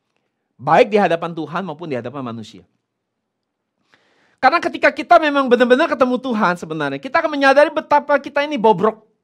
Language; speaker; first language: Indonesian; native; Indonesian